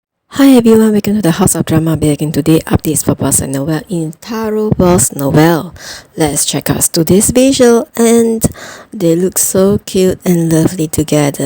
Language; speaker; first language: English; non-native, fluent; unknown